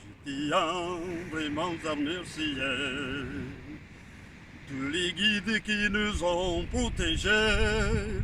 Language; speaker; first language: French; non-native, learner; Portuguese